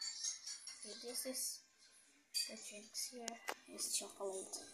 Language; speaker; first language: English; non-native, local second language; Filipino